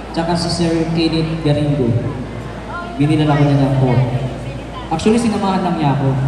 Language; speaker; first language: Filipino; non-native, local second language; Waray